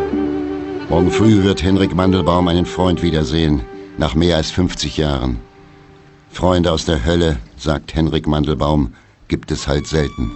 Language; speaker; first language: German; native; German